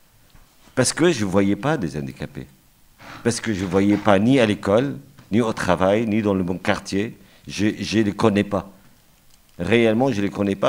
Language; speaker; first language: French; non-native, fluent; Arabic